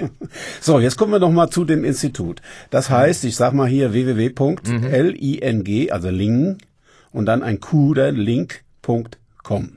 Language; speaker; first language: German; native; German